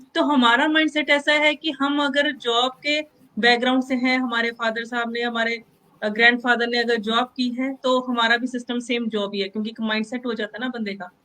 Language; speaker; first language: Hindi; non-native, local second language; Punjabi